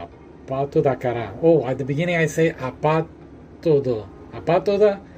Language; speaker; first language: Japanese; non-native, learner; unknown